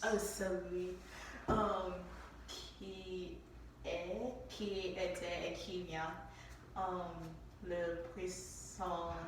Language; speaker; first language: French; non-native, learner; English